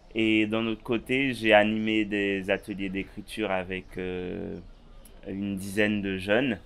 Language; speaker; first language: French; native; French